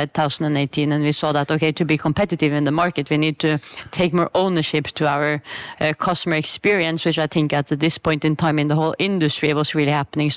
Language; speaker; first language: English; non-native, fluent; Norwegian